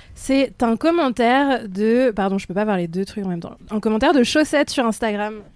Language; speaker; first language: French; native; French